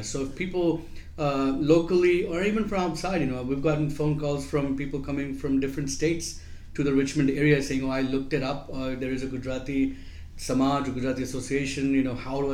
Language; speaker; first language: English; non-native, local second language; Gujarati